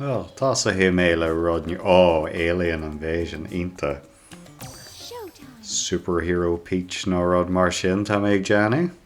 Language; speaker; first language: Irish; non-native, local second language; English